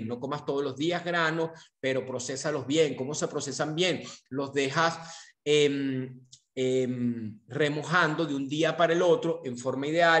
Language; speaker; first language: Spanish; native; Spanish